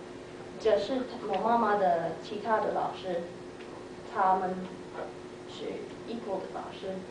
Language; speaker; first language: Chinese; non-native, learner; English